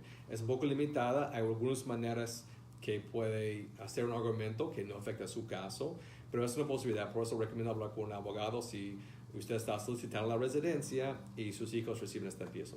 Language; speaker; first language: Spanish; non-native, fluent; English